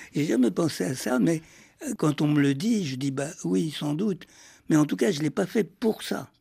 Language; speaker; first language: French; early bilingual, heritage; French